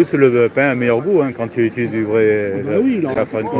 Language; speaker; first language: French; native; French